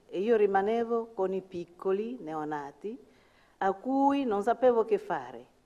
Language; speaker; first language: Italian; non-native, fluent; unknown